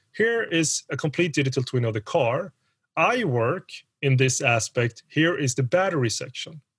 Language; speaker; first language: English; early bilingual, other home language; Spanish